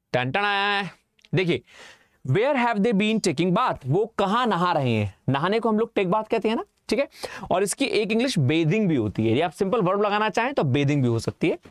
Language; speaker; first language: Hindi; native; Hindi